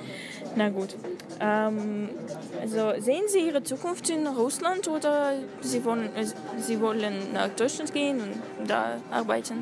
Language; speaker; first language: German; non-native, learner; Russian